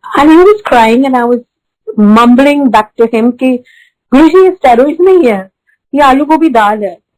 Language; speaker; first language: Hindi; early bilingual, heritage; Hindi